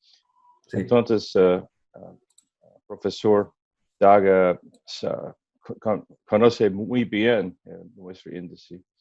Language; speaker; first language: Spanish; non-native, learner; English